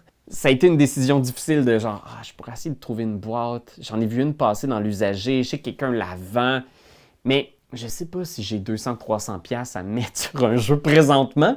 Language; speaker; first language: French; native; French